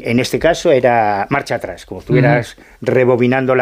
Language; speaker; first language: Spanish; native; Spanish